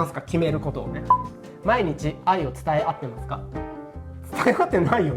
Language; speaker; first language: Japanese; native; Japanese